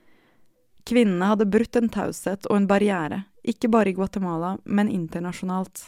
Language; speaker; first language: Norwegian; native; Norwegian